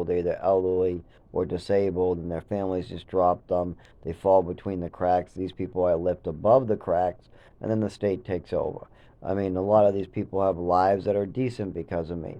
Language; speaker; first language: English; native; English